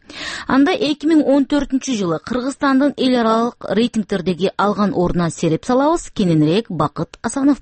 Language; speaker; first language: Kyrgyz; native; Kyrgyz